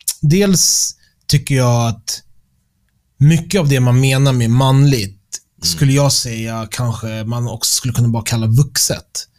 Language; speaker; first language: Swedish; early bilingual, other home language; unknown